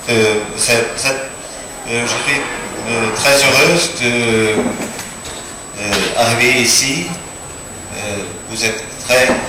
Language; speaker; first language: French; non-native, learner; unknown